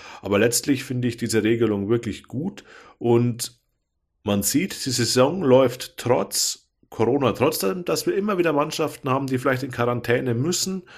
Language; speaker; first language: German; native; German